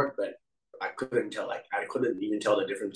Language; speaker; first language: English; non-native, local second language; Akan